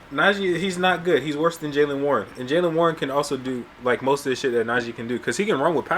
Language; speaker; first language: English; native; English